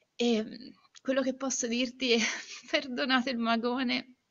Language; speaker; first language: Italian; native; Italian